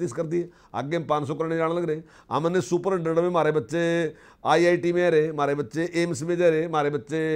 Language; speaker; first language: Hindi; native; Hindi